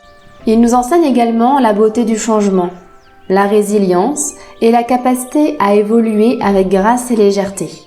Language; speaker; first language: French; native; French